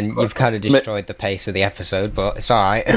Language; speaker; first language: English; native; English